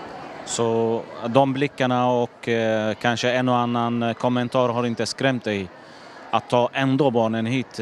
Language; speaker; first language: Swedish; non-native, local second language; Turoyo